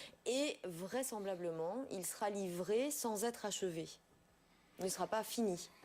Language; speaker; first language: French; native; French